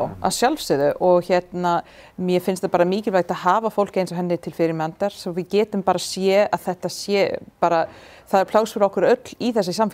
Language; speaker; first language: Icelandic; non-native, fluent; English